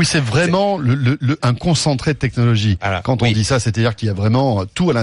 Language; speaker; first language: French; native; French